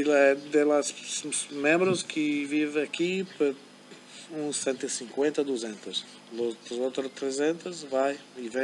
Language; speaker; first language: Spanish; non-native, learner; German